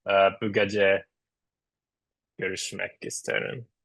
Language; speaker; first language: Turkish; non-native, learner; English